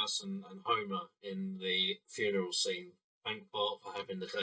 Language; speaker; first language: English; native; English